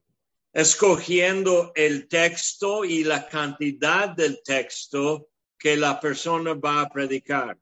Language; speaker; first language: Spanish; non-native, fluent; English